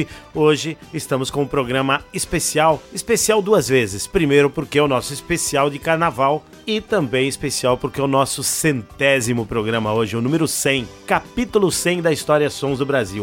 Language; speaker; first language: Portuguese; native; Portuguese